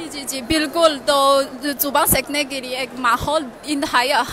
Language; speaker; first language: Hindi; non-native, learner; Chinese